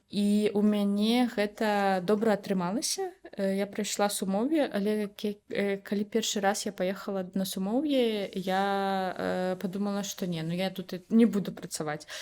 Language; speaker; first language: Belarusian; native; Belarusian